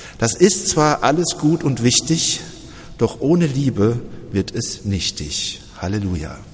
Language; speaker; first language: German; native; German